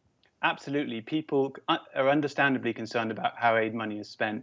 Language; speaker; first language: English; native; English